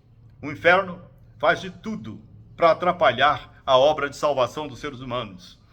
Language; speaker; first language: Portuguese; native; Portuguese